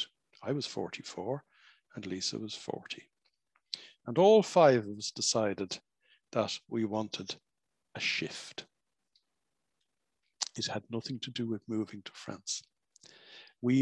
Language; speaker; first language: English; native; English